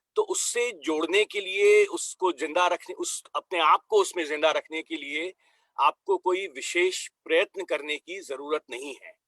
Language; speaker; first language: Hindi; native; Hindi